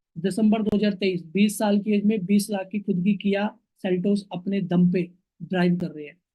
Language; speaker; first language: Hindi; native; Hindi